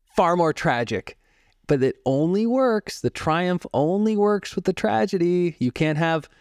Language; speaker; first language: English; native; English